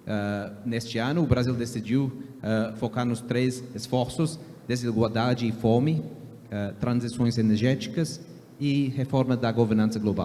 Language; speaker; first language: Portuguese; non-native, fluent; English